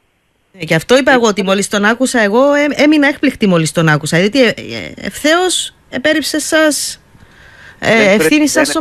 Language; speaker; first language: Greek; native; Greek